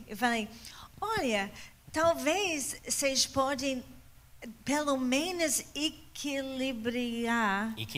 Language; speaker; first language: Portuguese; non-native, fluent; English